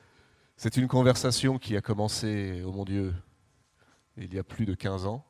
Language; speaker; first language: French; native; French